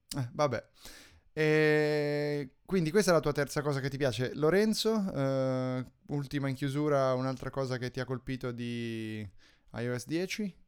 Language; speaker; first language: Italian; native; Italian